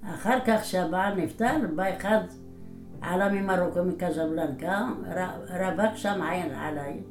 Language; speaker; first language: Hebrew; non-native, fluent; Arabic